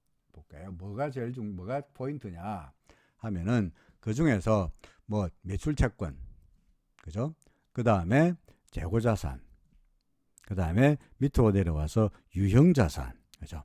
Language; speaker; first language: Korean; native; Korean